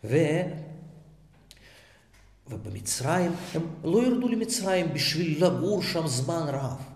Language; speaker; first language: Hebrew; non-native, fluent; Russian